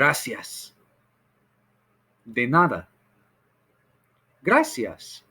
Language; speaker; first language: Spanish; non-native, fluent; English